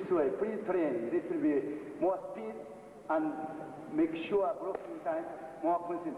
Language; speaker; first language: English; non-native, learner; Japanese